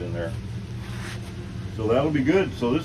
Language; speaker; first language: English; native; English